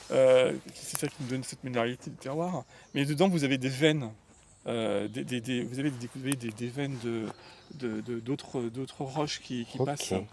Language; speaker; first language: French; native; French